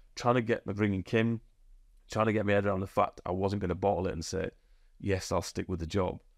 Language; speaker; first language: English; native; English